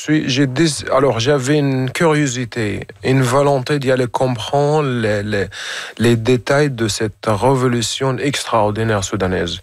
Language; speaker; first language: French; non-native, fluent; Arabic